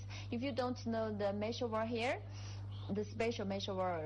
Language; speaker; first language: English; non-native, fluent; Chinese